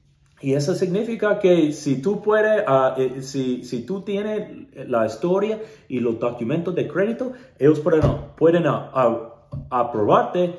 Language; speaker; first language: Spanish; non-native, learner; English